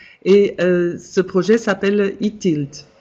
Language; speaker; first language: French; non-native, local second language; Dutch